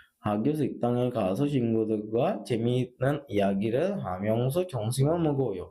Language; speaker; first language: Korean; non-native, fluent; Sinhala